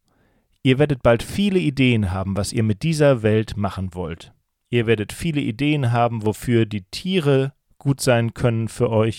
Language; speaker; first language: German; native; German